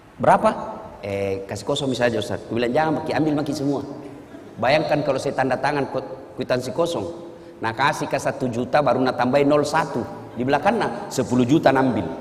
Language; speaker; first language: Indonesian; non-native, local second language; Buginese